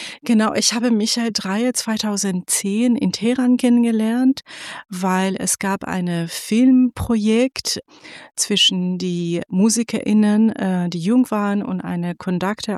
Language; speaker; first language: German; non-native, fluent; Persian